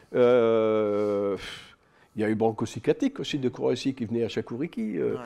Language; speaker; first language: French; native; French